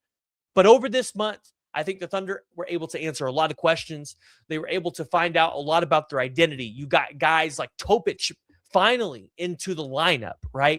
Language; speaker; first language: English; native; English